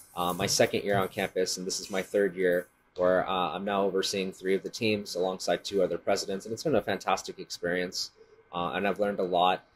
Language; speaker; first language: English; native; English